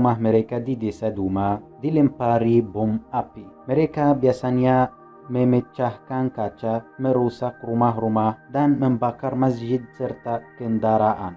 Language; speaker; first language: Indonesian; non-native, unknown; Arabic